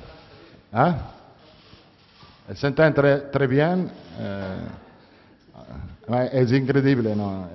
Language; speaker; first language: French; non-native, learner; Italian